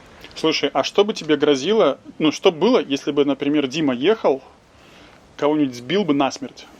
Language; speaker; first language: Russian; native; Russian